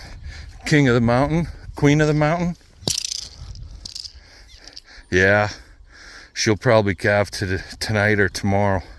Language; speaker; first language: English; native; English